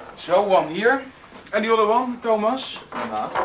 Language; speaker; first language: English; non-native, learner; Dutch